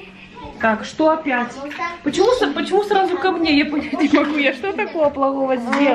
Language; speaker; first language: Russian; native; Russian